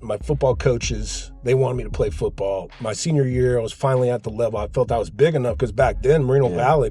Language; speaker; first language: English; native; English